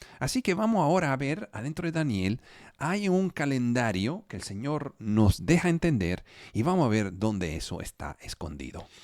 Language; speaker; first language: Spanish; non-native, fluent; Italian